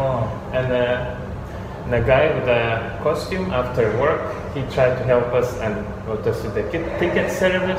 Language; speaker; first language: English; non-native, fluent; Lithuanian